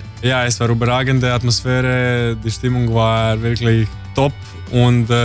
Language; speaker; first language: German; non-native, learner; Croatian